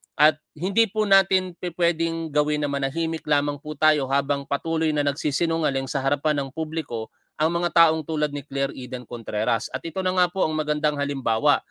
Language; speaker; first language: Filipino; native; Filipino